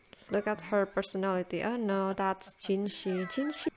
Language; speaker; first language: English; non-native, learner; Indonesian